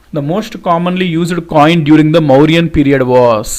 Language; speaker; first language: English; non-native, local second language; Telugu